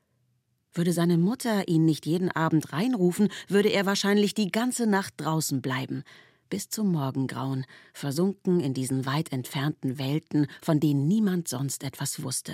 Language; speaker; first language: German; native; German